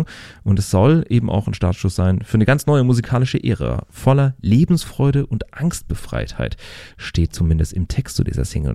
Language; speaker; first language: German; native; German